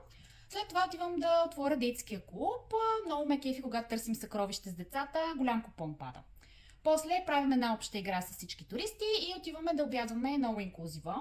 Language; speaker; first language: Bulgarian; native; Bulgarian